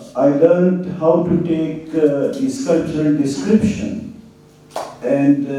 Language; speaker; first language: English; non-native, local second language; Urdu